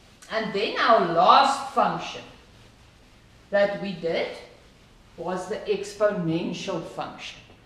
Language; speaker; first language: English; non-native, local second language; Afrikaans